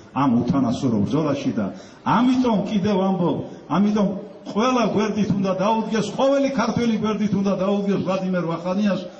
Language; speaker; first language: Georgian; native; Georgian